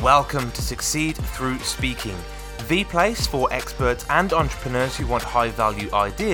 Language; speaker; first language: English; native; English